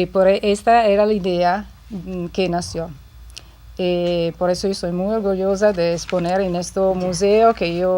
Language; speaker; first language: Spanish; non-native, fluent; Italian